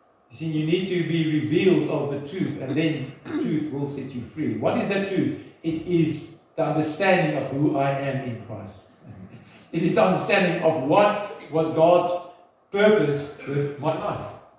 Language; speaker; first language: English; non-native, local second language; Afrikaans